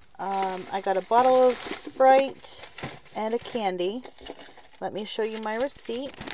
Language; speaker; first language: English; native; English